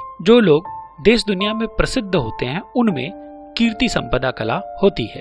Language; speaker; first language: Hindi; native; Hindi